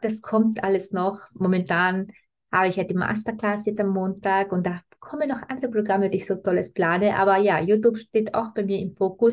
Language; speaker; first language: German; native; German